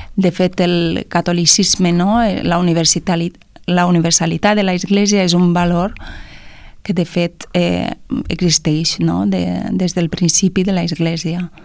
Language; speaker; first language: Catalan; non-native, fluent; Romanian